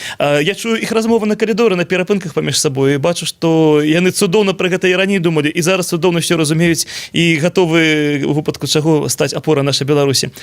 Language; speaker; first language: Belarusian; non-native, local second language; Russian